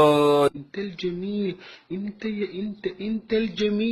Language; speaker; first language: Arabic; native; Arabic